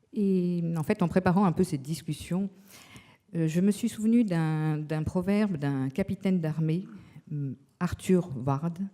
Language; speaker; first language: French; native; French